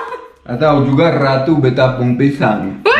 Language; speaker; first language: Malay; non-native, learner; Swiss German